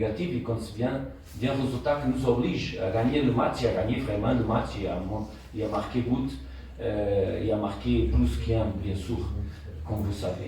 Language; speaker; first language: French; non-native, learner; Portuguese